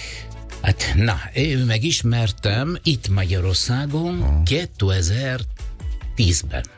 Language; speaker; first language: Hungarian; non-native, fluent; Italian